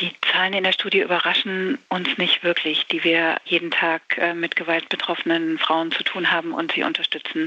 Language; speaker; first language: German; native; German